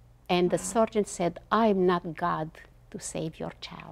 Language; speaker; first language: English; non-native, fluent; Romanian